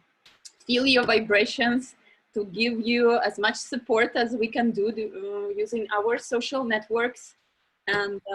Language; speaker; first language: English; non-native, learner; Russian